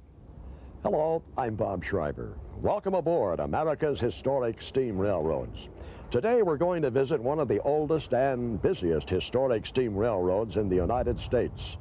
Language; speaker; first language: English; native; English